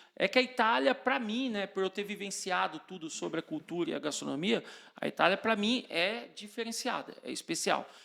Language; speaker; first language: Portuguese; native; Portuguese